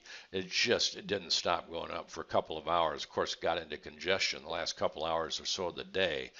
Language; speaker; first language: English; native; English